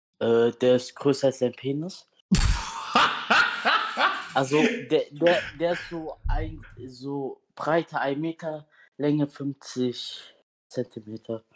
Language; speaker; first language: German; non-native, learner; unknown